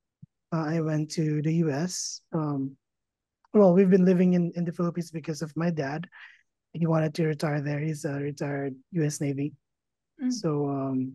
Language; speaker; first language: English; non-native, local second language; Filipino